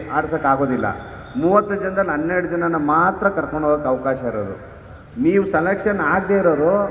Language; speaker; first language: Kannada; native; Kannada